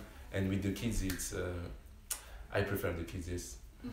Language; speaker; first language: English; non-native, learner; French